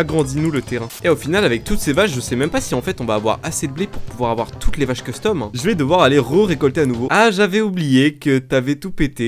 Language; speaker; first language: French; native; French